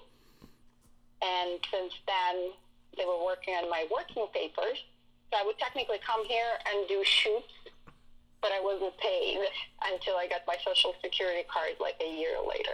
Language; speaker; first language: English; non-native, fluent; Russian